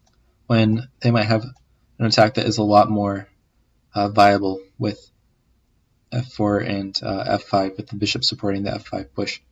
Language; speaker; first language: English; native; English